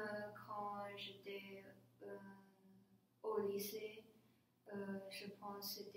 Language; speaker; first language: French; non-native, learner; Chinese